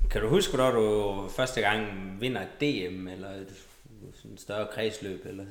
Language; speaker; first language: Danish; native; Danish